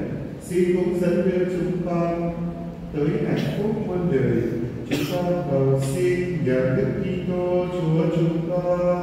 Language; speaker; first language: Vietnamese; native; Vietnamese